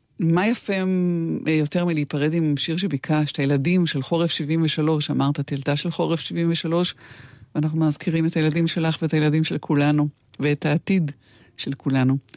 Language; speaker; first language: Hebrew; native; Hebrew